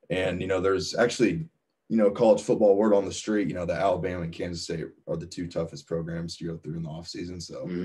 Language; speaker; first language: English; native; English